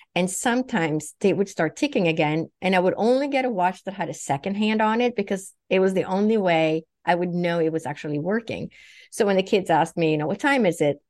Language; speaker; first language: English; non-native, fluent; Swedish